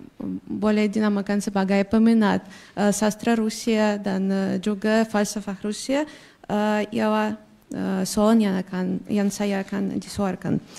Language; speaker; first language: Indonesian; non-native, fluent; Russian